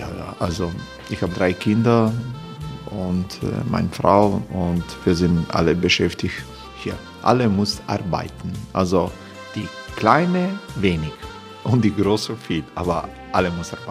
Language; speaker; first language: German; non-native, fluent; Croatian